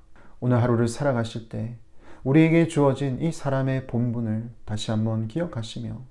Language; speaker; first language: Korean; native; Korean